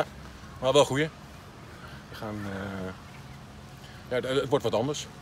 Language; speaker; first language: Dutch; native; Dutch